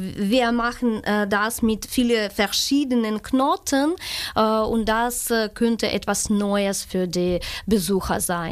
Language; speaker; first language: German; non-native, fluent; Ukrainian